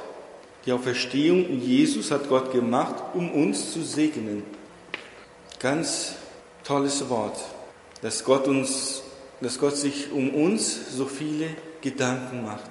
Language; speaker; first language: German; non-native, fluent; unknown